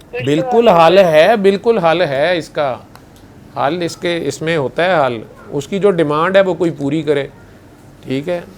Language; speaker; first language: Urdu; non-native, local second language; Punjabi